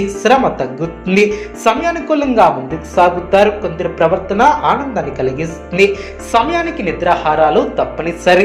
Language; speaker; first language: Telugu; native; Telugu